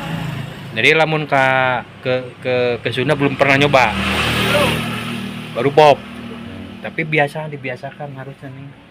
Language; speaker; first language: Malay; non-native, local second language; Sundanese